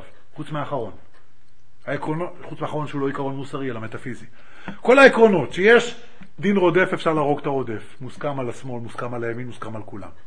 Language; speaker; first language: Hebrew; native; Hebrew